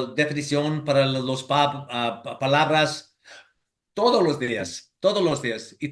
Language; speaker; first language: Spanish; non-native, learner; English